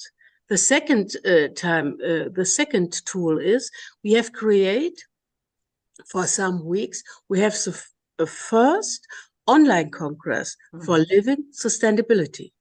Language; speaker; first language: English; non-native, learner; German